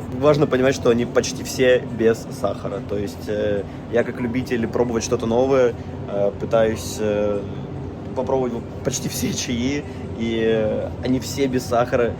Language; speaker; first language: Russian; native; Russian